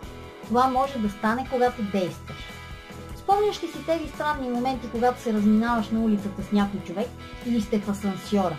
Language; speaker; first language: Bulgarian; native; Bulgarian